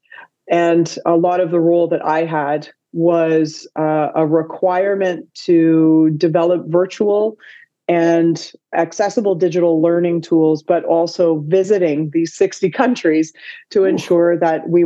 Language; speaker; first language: English; native; English